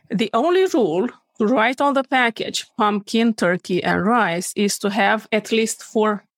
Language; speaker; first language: English; non-native, fluent; Romanian